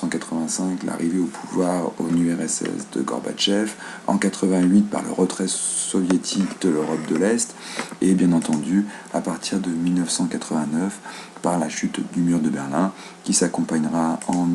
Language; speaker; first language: French; native; French